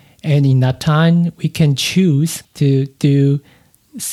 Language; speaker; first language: English; non-native, fluent; Chinese